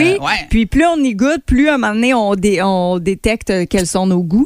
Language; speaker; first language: French; native; French